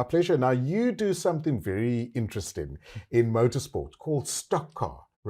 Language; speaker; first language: English; native; English